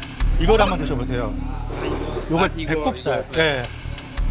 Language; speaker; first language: Korean; native; Korean